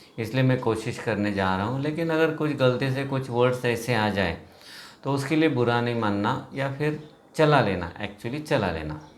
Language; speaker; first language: Hindi; non-native, local second language; Marathi